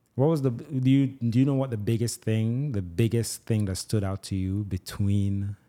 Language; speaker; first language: English; non-native, local second language; Igbo